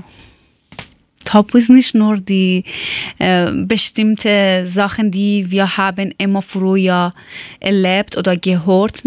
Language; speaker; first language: German; non-native, learner; Persian